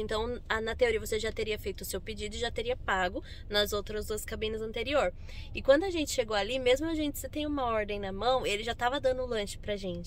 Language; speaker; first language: Portuguese; native; Portuguese